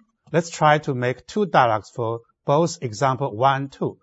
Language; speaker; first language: English; non-native, fluent; Chinese